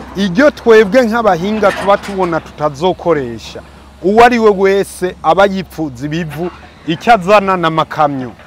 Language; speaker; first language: Rundi; early bilingual, heritage; Rundi